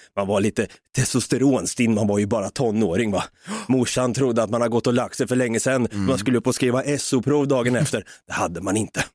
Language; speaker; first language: Swedish; native; Swedish